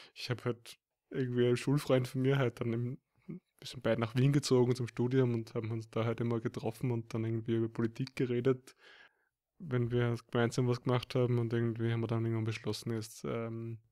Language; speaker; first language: German; native; German